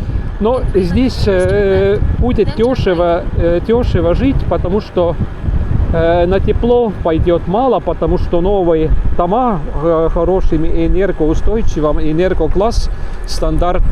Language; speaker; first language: Russian; non-native, local second language; Estonian